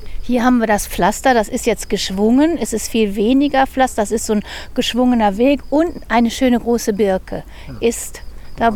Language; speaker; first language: German; native; German